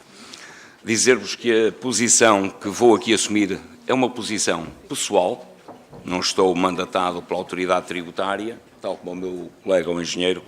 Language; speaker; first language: Portuguese; native; Portuguese